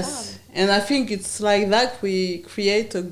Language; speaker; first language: English; non-native, learner; French